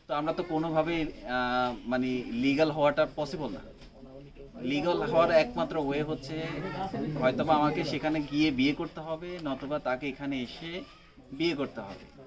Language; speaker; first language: Bangla; native; Bangla